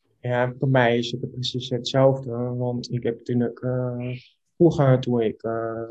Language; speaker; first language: Dutch; non-native, local second language; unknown